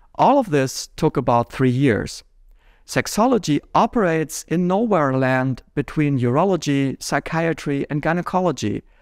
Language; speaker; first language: English; non-native, fluent; German